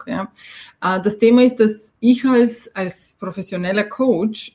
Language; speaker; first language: German; non-native, fluent; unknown